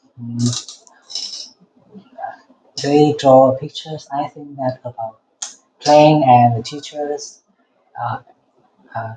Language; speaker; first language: English; non-native, learner; Vietnamese